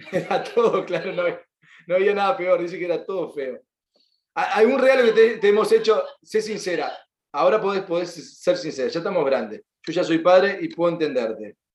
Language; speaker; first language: Spanish; native; Spanish